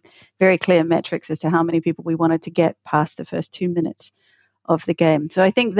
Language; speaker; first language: English; native; English